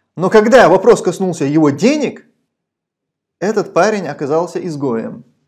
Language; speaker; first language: Russian; non-native, local second language; Chechen